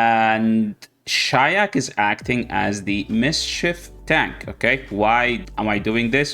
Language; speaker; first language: English; non-native, fluent; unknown